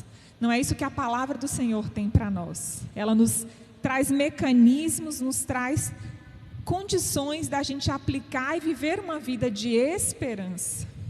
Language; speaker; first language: Portuguese; native; Portuguese